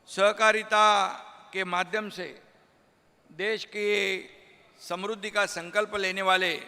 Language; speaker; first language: Hindi; non-native, local second language; Marathi